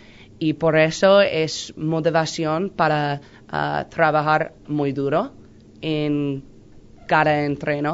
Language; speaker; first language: Spanish; non-native, learner; English